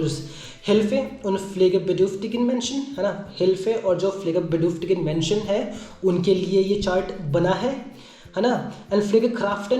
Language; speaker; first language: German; non-native, learner; Hindi